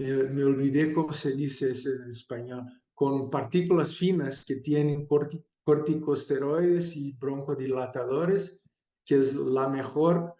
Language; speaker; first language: Spanish; non-native, fluent; Portuguese